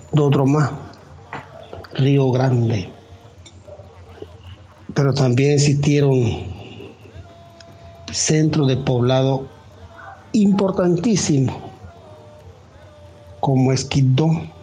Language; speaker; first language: Spanish; non-native, local second language; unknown